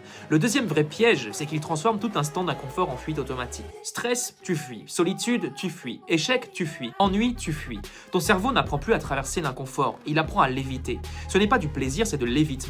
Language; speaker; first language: French; native; French